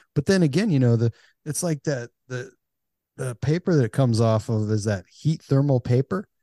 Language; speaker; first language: English; native; English